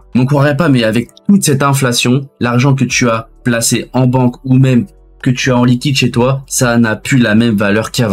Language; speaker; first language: French; native; French